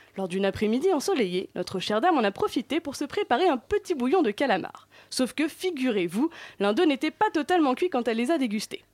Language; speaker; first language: French; native; French